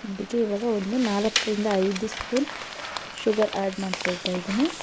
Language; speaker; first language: Kannada; native; Kannada